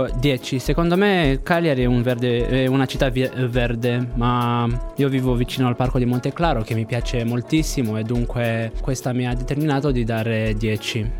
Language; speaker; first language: Italian; non-native, fluent; Romanian